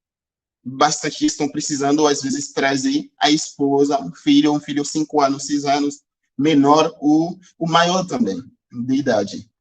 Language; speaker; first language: Portuguese; non-native, fluent; Haitian Creole